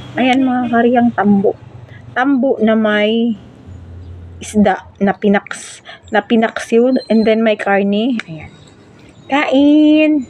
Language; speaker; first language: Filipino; non-native, local second language; Cebuano